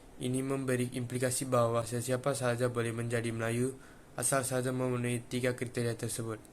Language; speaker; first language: Malay; non-native, local second language; Tamil